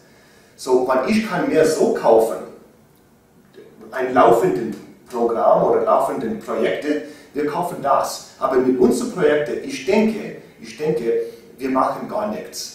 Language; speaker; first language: German; non-native, learner; English